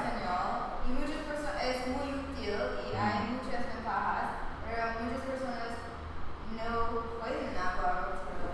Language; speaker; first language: Spanish; non-native, learner; English